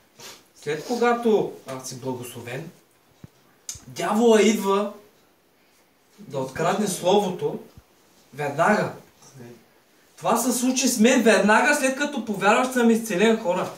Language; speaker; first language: Bulgarian; native; Bulgarian